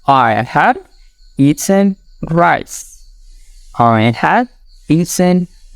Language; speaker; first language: English; non-native, fluent; Indonesian